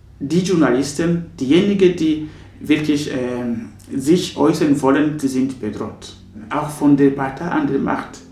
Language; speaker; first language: German; non-native, fluent; Rundi